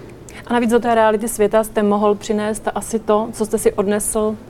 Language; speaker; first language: Czech; native; Czech